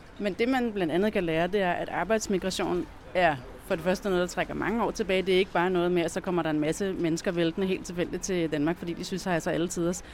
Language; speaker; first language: Danish; native; Danish